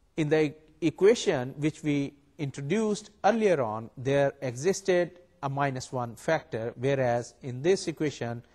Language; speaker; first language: English; non-native, local second language; Urdu